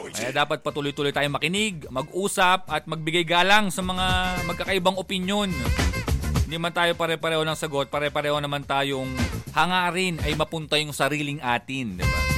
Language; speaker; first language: Filipino; non-native, local second language; Bikol